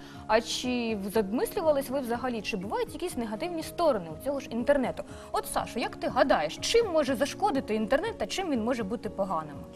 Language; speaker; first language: Ukrainian; native; Ukrainian